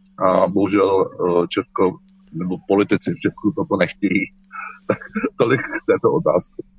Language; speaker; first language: Czech; native; Czech